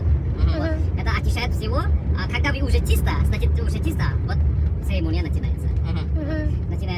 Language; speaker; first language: Russian; non-native, learner; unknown